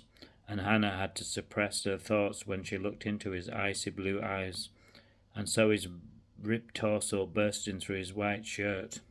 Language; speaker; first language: English; native; English